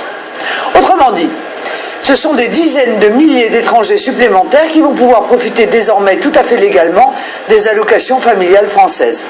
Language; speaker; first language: French; native; French